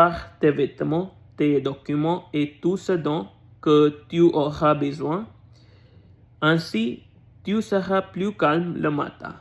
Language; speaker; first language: French; non-native, learner; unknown